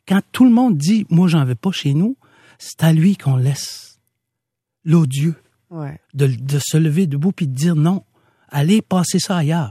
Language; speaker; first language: French; non-native, local second language; Innu-aimun